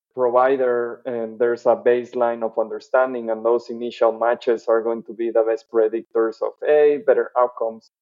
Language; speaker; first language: English; non-native, fluent; Spanish